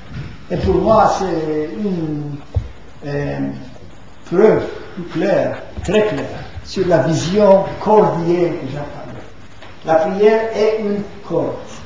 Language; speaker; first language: French; non-native, fluent; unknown